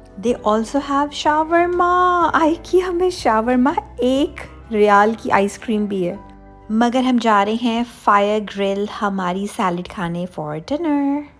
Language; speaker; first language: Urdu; native; Urdu